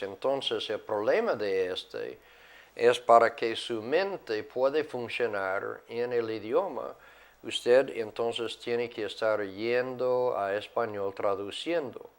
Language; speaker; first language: Spanish; non-native, fluent; English